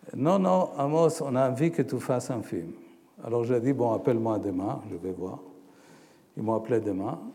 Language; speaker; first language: French; non-native, fluent; Hebrew